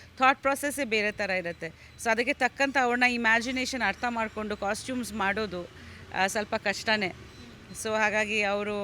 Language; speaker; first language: Kannada; non-native, fluent; Bangla